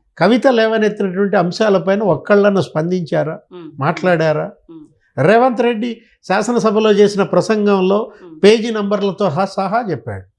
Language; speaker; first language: Telugu; native; Telugu